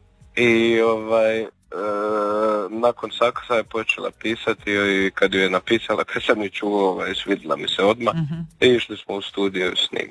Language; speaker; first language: Serbian; native; Serbian